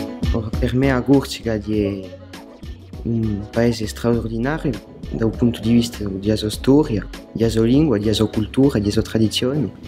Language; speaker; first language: Italian; non-native, learner; French